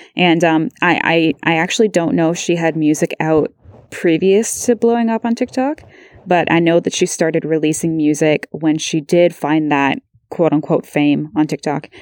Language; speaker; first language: English; native; English